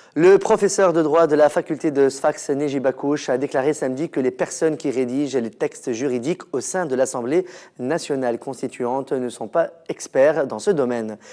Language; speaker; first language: French; non-native, local second language; Arabic